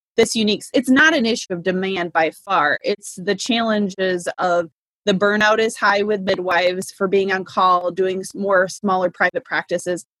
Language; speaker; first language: English; native; English